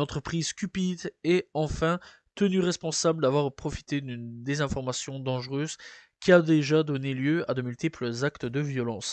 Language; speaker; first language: French; native; French